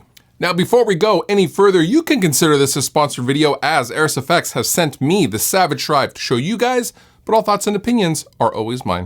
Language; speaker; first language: English; native; English